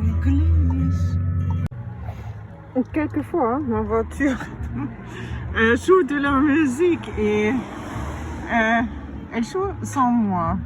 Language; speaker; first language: French; non-native, fluent; German